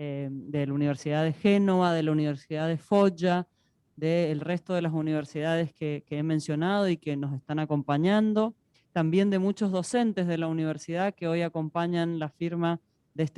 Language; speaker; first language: Spanish; native; Spanish